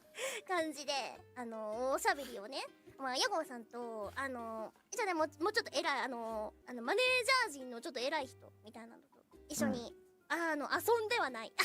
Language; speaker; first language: Japanese; native; Japanese